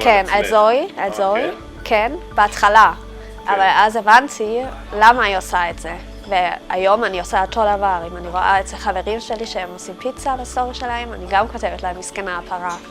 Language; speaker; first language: Hebrew; early bilingual, heritage; German